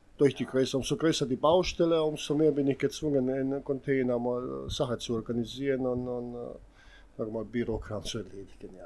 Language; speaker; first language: German; non-native, fluent; Serbian